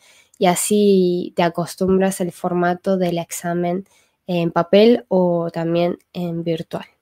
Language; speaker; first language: Spanish; non-native, fluent; Chinese